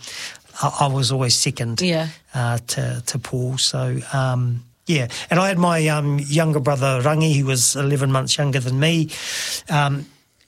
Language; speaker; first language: English; native; English